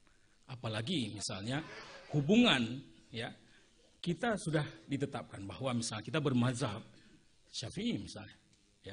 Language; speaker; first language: Indonesian; native; Indonesian